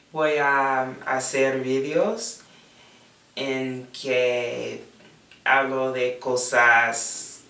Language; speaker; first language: Spanish; non-native, learner; English